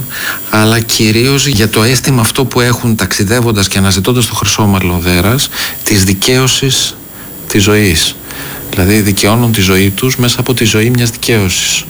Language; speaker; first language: Greek; native; Greek